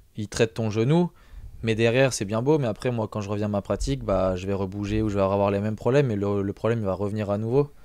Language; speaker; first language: French; native; French